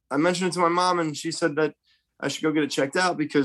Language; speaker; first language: English; native; English